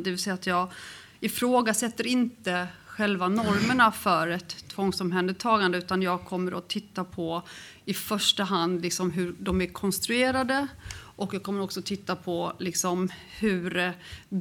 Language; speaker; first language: Swedish; native; Swedish